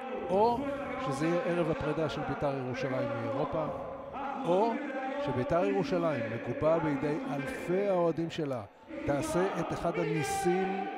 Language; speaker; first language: Hebrew; native; Hebrew